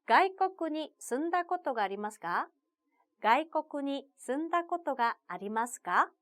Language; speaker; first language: Japanese; non-native, fluent; Korean